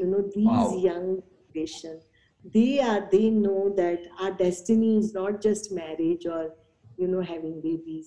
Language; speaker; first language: English; non-native, local second language; Gujarati